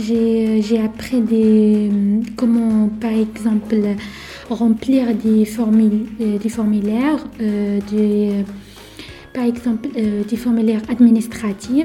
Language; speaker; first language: French; non-native, learner; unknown